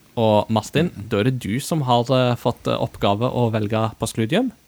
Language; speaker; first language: Norwegian; early bilingual, other home language; Japanese